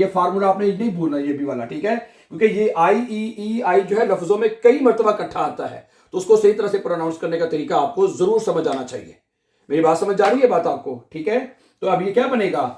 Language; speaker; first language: Urdu; native; Urdu